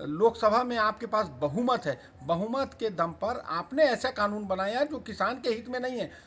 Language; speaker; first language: Hindi; native; Hindi